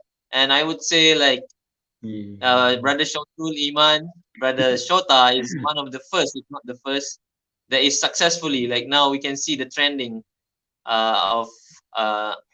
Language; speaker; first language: English; non-native, fluent; Malay